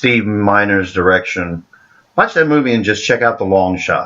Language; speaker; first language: English; native; English